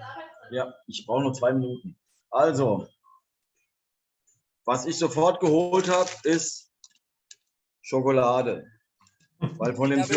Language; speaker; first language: German; native; German